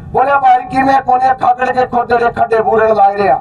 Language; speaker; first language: Hindi; native; Hindi